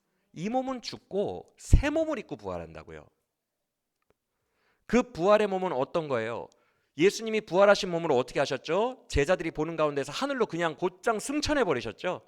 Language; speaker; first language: Korean; native; Korean